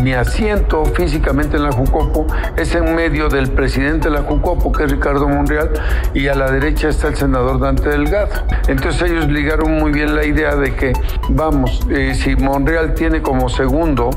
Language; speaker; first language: Spanish; native; Spanish